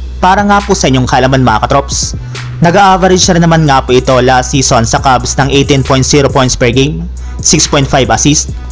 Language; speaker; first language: Filipino; native; Filipino